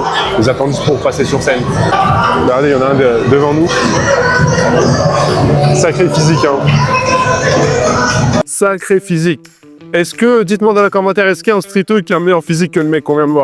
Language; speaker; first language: French; native; French